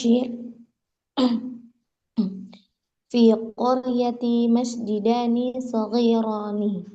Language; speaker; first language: Arabic; non-native, learner; Indonesian